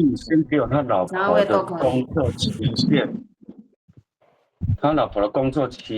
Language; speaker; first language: Chinese; native; Chinese